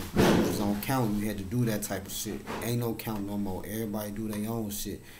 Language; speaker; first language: English; native; English